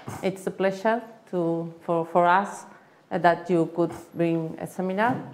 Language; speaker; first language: English; non-native, fluent; Spanish